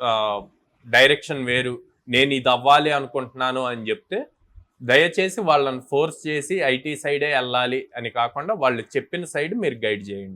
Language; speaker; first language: Telugu; native; Telugu